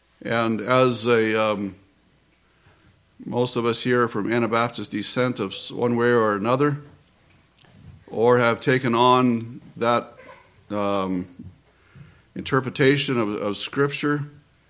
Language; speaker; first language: English; native; English